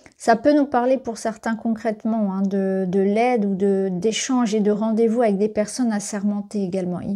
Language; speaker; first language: French; native; French